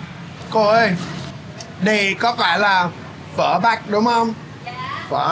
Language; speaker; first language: Vietnamese; non-native, fluent; English